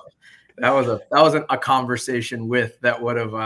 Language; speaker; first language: English; native; English